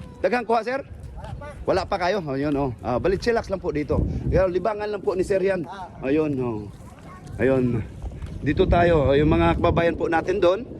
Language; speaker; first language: Filipino; non-native, local second language; Cebuano